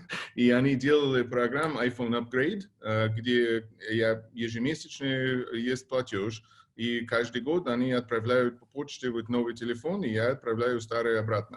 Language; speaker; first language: Russian; non-native, fluent; English